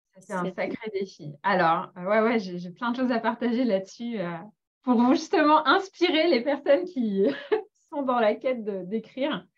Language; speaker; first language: French; native; French